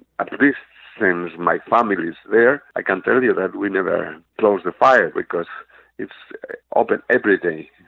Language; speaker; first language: English; non-native, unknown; Spanish